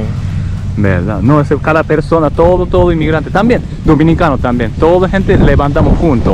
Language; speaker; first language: Spanish; non-native, learner; Japanese